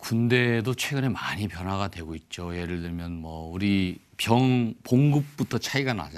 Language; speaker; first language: Korean; native; Korean